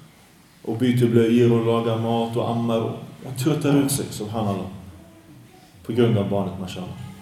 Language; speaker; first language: Swedish; early bilingual, other home language; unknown